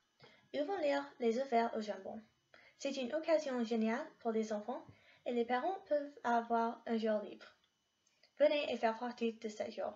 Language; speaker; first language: French; non-native, learner; English